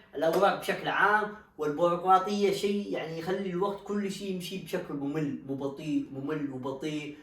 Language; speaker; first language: Arabic; native; Arabic